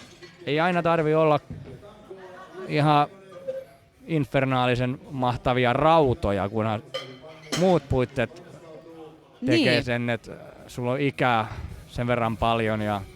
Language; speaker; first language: Finnish; native; Finnish